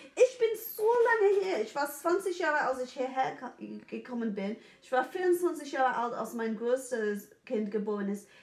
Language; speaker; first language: German; non-native, fluent; English